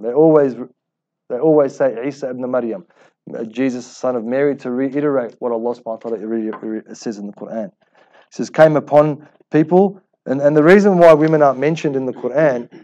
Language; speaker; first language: English; early bilingual, other home language; Arabic